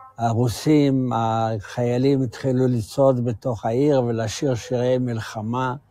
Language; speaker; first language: Hebrew; early bilingual, other home language; Yiddish